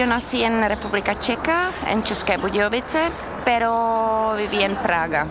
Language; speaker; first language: Spanish; non-native, fluent; Czech